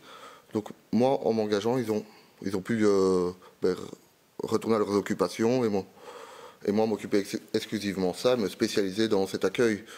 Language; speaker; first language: French; native; French